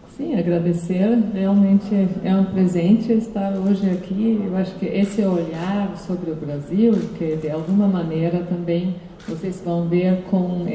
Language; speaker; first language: Portuguese; non-native, fluent; German